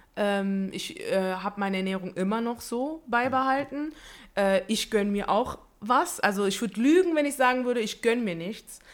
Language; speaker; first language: German; early bilingual, other home language; Italian